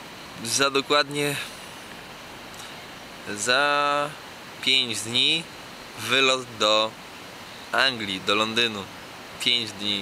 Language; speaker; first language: Polish; native; Polish